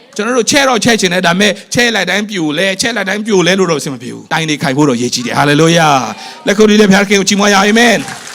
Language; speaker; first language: Burmese; non-native, local second language; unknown